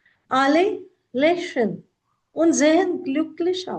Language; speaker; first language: German; non-native, fluent; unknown